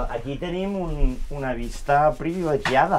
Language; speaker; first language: Catalan; non-native, fluent; English